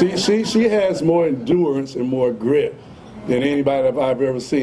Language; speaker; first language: English; native; English